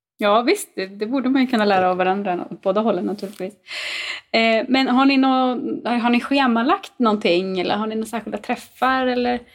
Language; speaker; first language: Swedish; native; Swedish